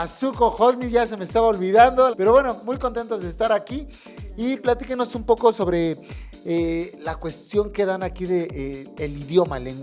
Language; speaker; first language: Spanish; native; Spanish